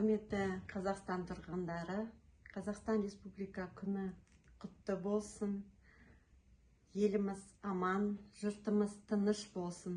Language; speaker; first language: Kazakh; non-native, local second language; Russian